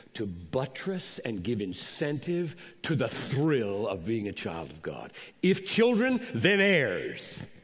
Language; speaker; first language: English; native; English